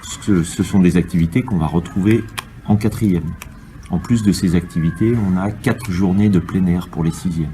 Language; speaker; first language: French; native; French